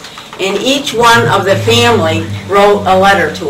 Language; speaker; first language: English; native; English